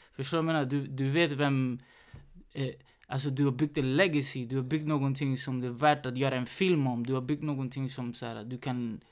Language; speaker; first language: Swedish; early bilingual, other home language; Spanish